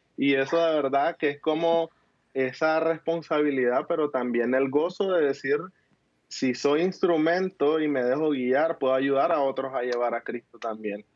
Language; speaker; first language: Spanish; native; Spanish